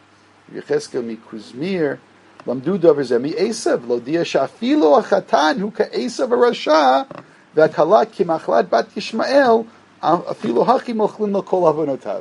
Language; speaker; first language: Hebrew; non-native, fluent; English